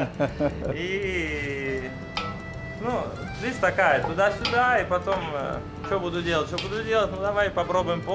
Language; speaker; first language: Russian; non-native, learner; Italian